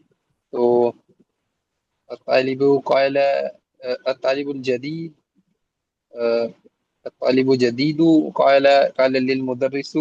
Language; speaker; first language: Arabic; non-native, learner; Urdu